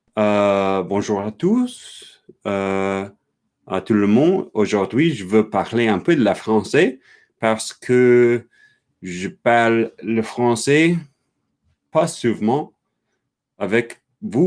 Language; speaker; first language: French; non-native, learner; English